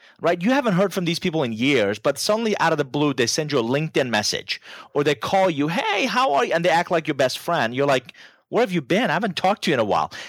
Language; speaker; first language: English; non-native, fluent; Persian